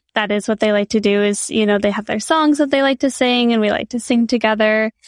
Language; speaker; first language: English; native; English